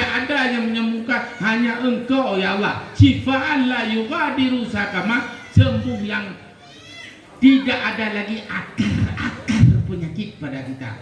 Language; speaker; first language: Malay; non-native, local second language; Achinese